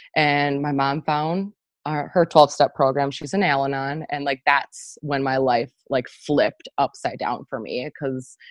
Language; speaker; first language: English; native; English